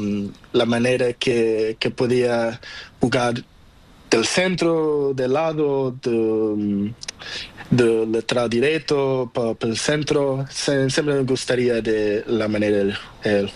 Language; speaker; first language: Spanish; non-native, learner; Portuguese